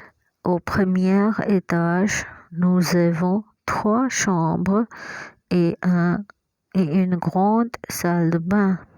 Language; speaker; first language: French; non-native, fluent; Hindi